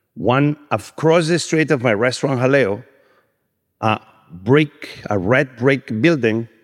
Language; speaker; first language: English; non-native, fluent; Spanish